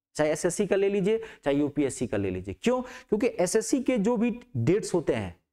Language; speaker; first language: Hindi; native; Hindi